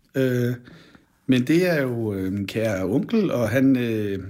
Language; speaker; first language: Danish; native; Danish